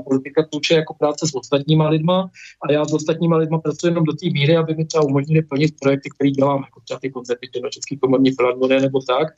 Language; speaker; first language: Czech; native; Czech